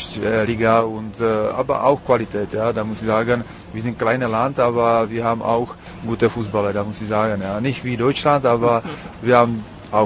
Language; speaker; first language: German; non-native, fluent; Czech